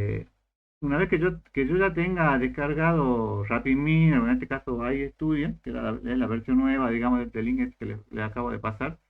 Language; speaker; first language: Spanish; native; Spanish